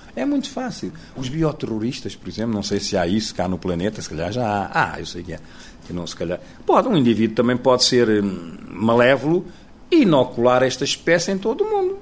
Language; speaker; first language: Portuguese; native; Portuguese